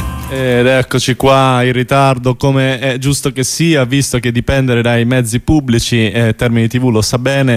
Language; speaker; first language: Italian; native; Italian